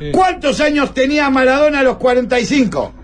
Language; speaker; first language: Spanish; native; Spanish